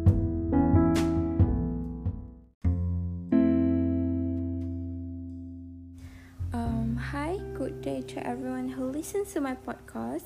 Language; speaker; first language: English; non-native, local second language; Pattani Malay